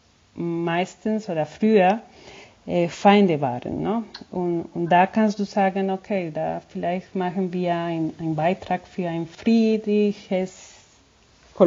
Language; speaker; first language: German; non-native, fluent; Spanish